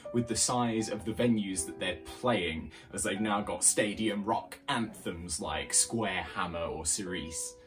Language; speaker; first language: English; native; English